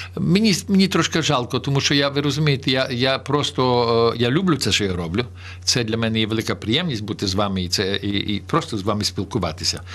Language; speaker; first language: Ukrainian; early bilingual, heritage; Ukrainian